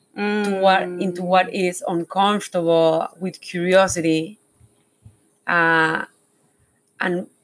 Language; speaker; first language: English; non-native, fluent; Spanish